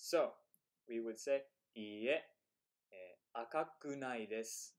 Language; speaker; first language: Japanese; non-native, fluent; English